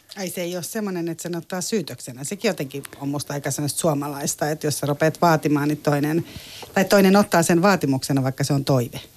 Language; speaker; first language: Finnish; native; Finnish